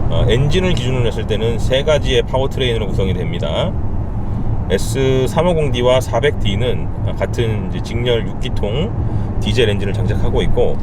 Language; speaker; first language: Korean; native; Korean